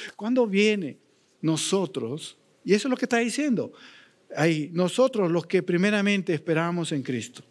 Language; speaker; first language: Spanish; native; Spanish